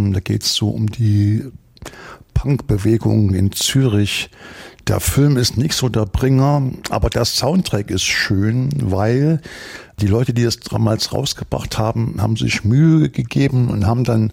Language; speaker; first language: German; native; German